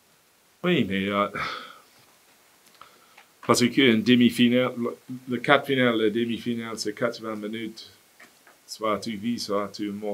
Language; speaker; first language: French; non-native, fluent; English